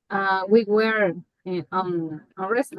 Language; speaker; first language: English; non-native, learner; Spanish